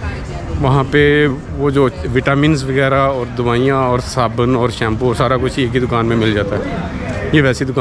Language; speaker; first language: Hindi; native; Hindi